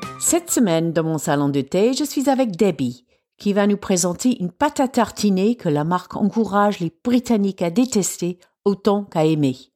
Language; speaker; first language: French; non-native, fluent; English